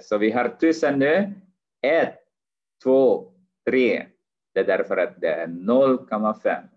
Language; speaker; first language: Swedish; non-native, fluent; Arabic